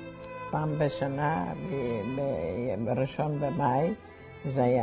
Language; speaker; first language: Hebrew; non-native, fluent; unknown